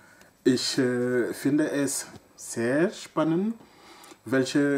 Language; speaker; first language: German; non-native, local second language; French